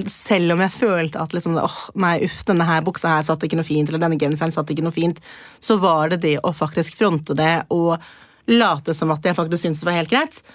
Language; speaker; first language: Norwegian; early bilingual, other home language; Persian